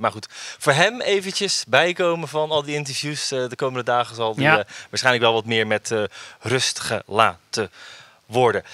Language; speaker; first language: Dutch; native; Dutch